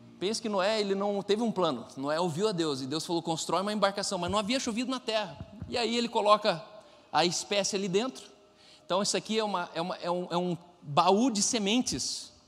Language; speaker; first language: Portuguese; non-native, fluent; German